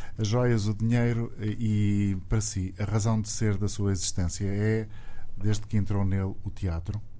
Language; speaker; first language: Portuguese; native; Portuguese